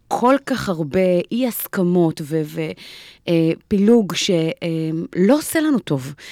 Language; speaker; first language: Hebrew; native; Hebrew